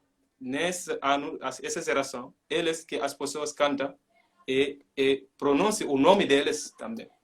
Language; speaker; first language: Portuguese; non-native, learner; Mandingo